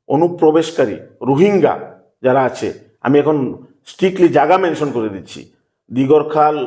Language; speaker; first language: Bangla; native; Bangla